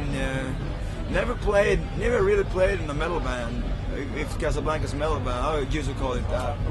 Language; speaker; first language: English; non-native, fluent; Swedish